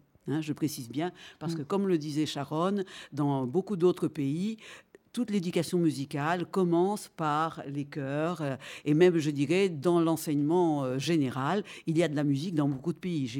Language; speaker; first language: French; native; French